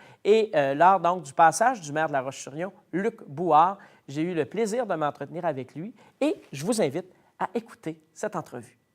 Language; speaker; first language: French; native; French